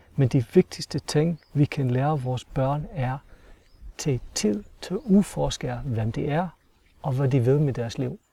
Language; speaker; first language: Danish; non-native, fluent; English